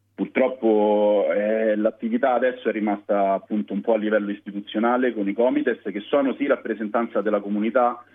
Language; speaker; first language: Italian; native; Italian